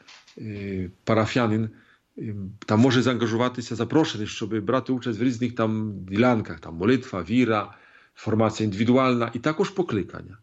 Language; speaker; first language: Polish; non-native, learner; Ukrainian